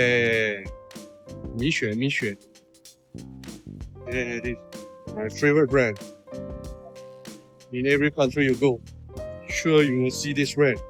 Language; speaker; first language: English; non-native, local second language; Chinese